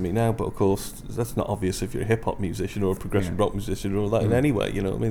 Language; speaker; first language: English; native; English